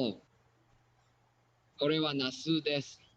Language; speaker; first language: Japanese; non-native, learner; English